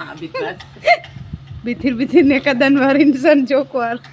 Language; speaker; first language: Turkish; non-native, learner; Gujarati